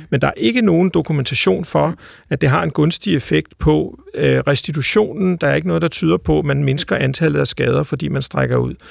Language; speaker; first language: Danish; native; Danish